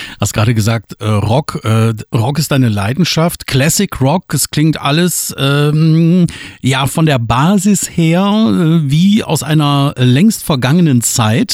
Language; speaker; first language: German; native; German